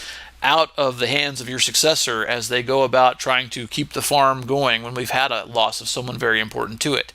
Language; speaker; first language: English; native; English